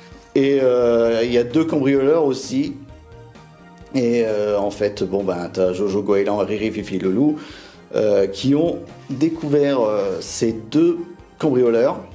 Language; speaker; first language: French; native; French